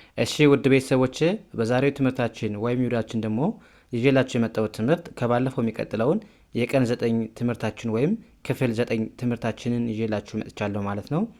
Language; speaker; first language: Amharic; native; Amharic